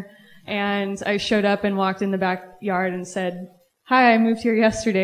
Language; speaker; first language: English; native; English